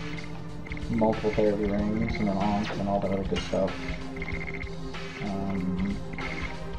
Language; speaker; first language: English; native; English